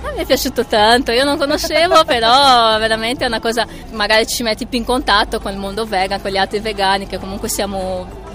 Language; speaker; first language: Italian; non-native, fluent; Portuguese